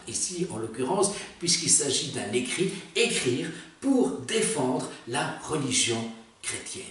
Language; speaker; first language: French; native; French